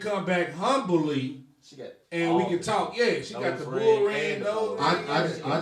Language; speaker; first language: English; native; English